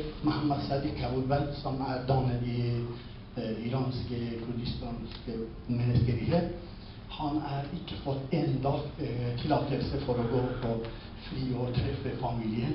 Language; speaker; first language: Norwegian; non-native, learner; Kurdish